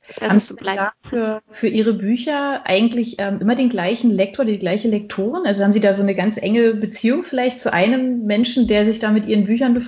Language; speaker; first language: German; native; German